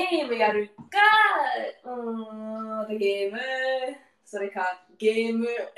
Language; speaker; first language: Japanese; non-native, learner; English